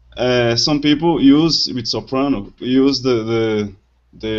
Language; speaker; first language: English; non-native, learner; Portuguese